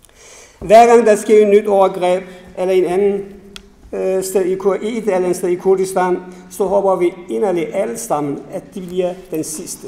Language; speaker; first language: Danish; non-native, fluent; Kurdish